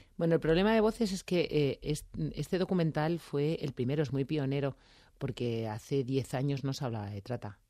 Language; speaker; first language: Spanish; native; Spanish